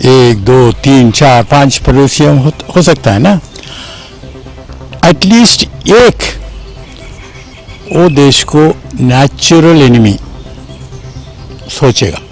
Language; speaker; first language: Hindi; non-native, local second language; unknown